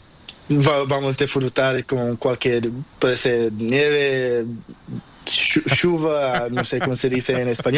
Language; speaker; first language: Spanish; non-native, local second language; Portuguese